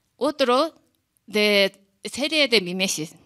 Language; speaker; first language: Spanish; non-native, learner; Korean